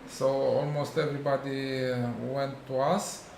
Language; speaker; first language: English; non-native, learner; Romanian